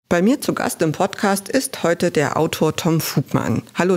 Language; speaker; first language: German; native; German